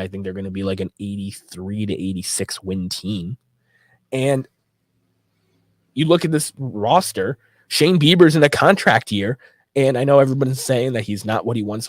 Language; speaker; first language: English; native; English